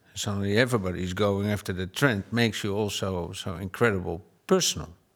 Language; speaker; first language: English; non-native, fluent; Dutch